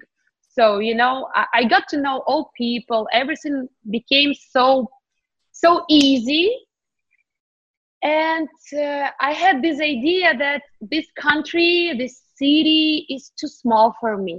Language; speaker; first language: English; non-native, fluent; Ukrainian